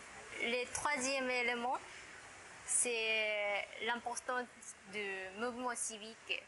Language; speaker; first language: French; non-native, fluent; Japanese